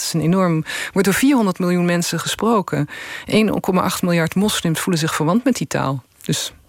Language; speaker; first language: Dutch; native; Dutch